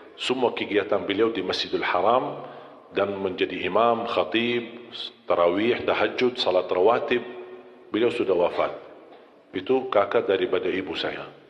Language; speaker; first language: Malay; non-native, fluent; Arabic